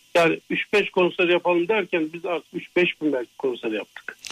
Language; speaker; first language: Turkish; native; Turkish